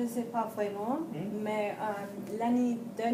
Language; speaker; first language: French; non-native, learner; English